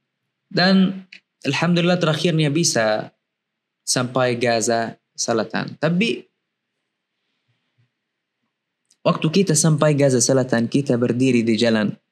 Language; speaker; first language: Indonesian; non-native, learner; Arabic